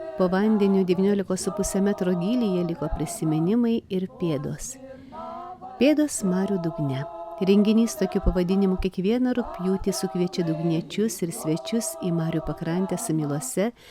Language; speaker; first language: Lithuanian; native; Lithuanian